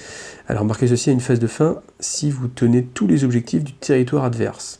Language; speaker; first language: French; native; French